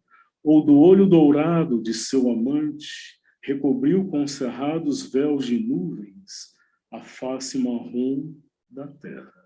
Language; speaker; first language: Portuguese; native; Portuguese